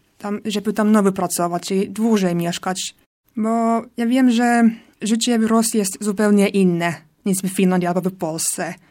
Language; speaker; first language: Polish; non-native, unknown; Finnish